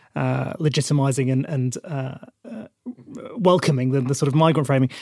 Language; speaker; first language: English; native; English